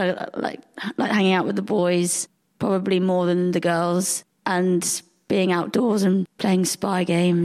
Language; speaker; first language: English; native; English